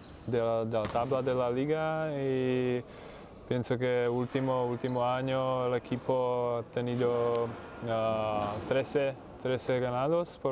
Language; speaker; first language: Spanish; non-native, learner; Czech